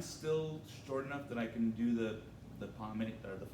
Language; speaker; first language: English; native; English